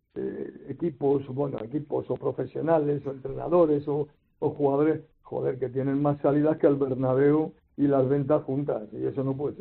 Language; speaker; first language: Spanish; native; Spanish